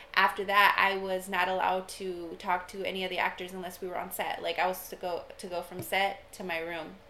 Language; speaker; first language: English; native; English